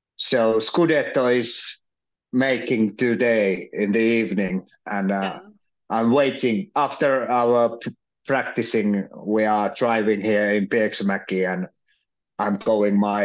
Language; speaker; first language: English; non-native, learner; Finnish